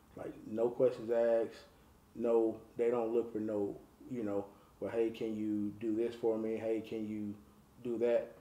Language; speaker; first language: English; native; English